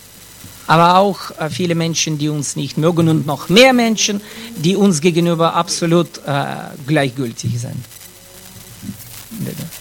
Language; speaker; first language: German; non-native, fluent; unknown